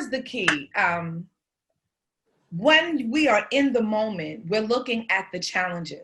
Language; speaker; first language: English; native; English